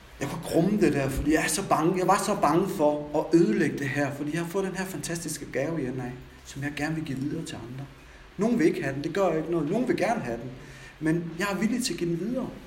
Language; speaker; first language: Danish; native; Danish